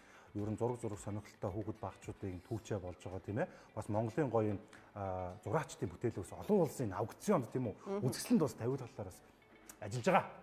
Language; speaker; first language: Mongolian; native; Mongolian